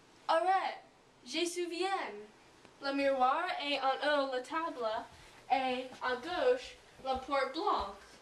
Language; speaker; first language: French; non-native, learner; English